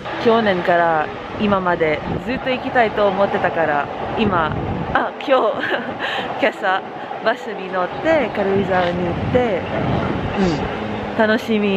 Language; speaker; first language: Japanese; non-native, learner; Filipino